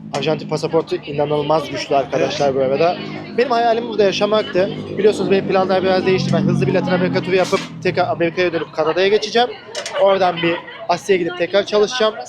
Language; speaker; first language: Turkish; native; Turkish